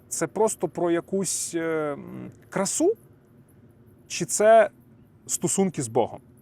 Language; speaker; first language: Ukrainian; native; Ukrainian